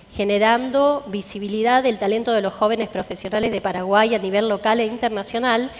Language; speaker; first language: Spanish; native; Spanish